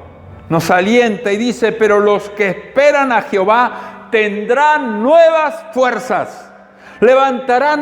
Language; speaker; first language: Spanish; native; Spanish